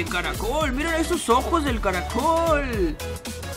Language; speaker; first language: Spanish; native; Spanish